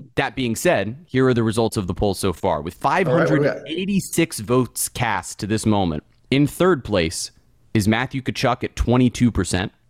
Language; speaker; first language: English; native; English